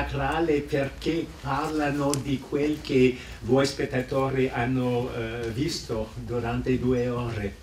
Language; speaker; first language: Italian; non-native, fluent; English